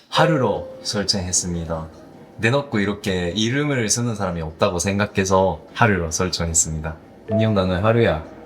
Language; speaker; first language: Korean; non-native, fluent; Japanese